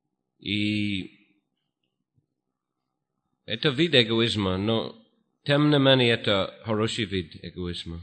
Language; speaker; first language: Russian; non-native, fluent; English